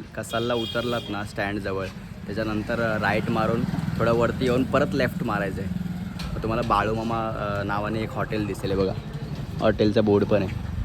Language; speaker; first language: Marathi; native; Marathi